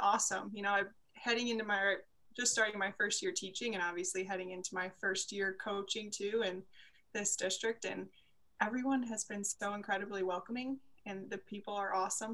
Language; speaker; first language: English; native; English